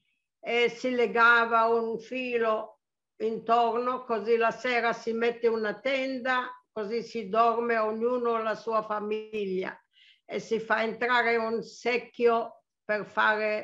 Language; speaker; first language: Italian; non-native, local second language; Arabic